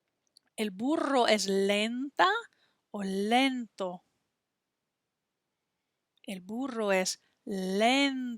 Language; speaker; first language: Spanish; non-native, fluent; English